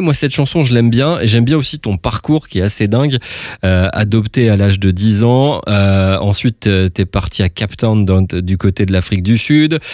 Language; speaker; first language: French; native; French